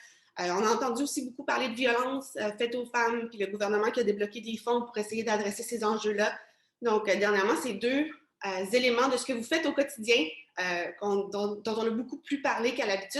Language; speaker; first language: French; native; French